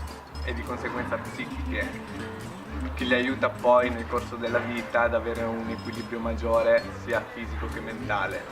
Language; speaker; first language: Italian; native; Italian